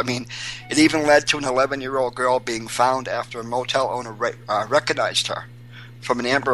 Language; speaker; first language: English; native; English